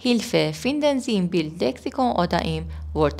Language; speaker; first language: German; non-native, fluent; Persian